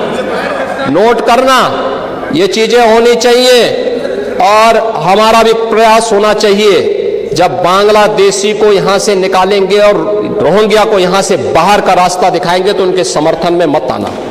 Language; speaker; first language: Hindi; native; Hindi